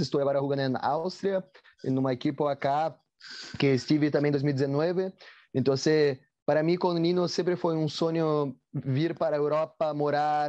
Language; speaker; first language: Spanish; non-native, learner; Portuguese